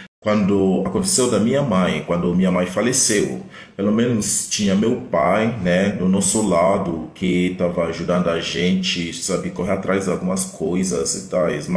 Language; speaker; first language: Portuguese; non-native, fluent; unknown